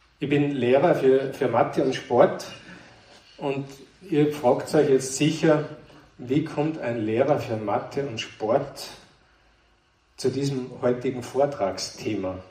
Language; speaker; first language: German; native; German